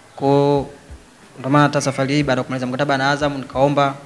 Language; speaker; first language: Swahili; native; Swahili